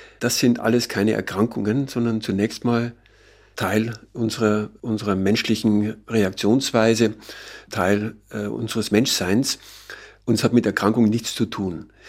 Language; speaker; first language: German; native; German